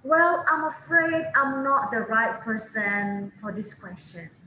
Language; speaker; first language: English; non-native, fluent; Indonesian